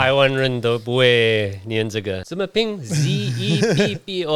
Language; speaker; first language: Chinese; non-native, learner; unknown